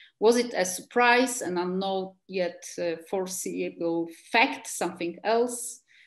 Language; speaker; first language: English; non-native, fluent; Polish